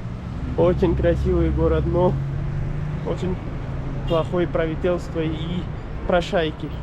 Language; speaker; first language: Russian; non-native, learner; Kyrgyz